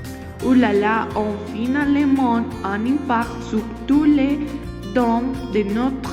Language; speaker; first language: French; non-native, learner; Spanish